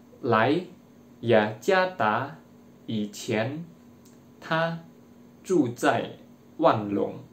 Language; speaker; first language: Chinese; non-native, fluent; Indonesian